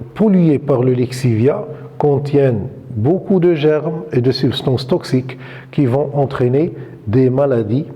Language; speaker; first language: French; non-native, local second language; Arabic